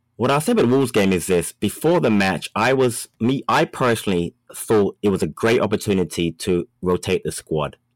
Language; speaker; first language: English; native; English